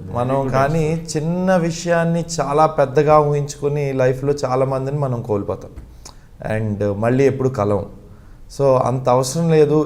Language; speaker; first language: Telugu; non-native, local second language; Malayalam